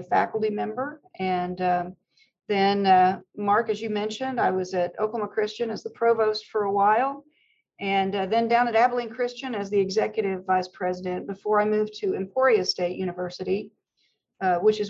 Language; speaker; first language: English; native; English